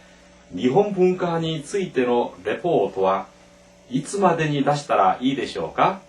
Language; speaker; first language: Japanese; non-native, fluent; Korean